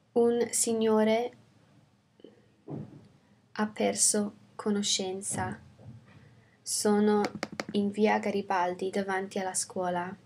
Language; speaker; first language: Italian; non-native, fluent; English